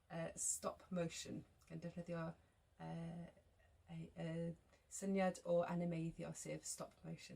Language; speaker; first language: Welsh; non-native, local second language; English